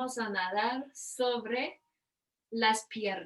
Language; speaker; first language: Spanish; non-native, learner; English